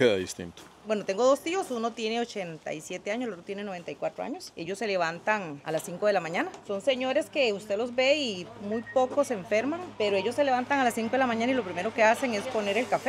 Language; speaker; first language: Spanish; native; Spanish